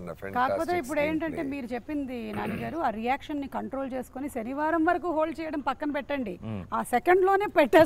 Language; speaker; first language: Telugu; native; Telugu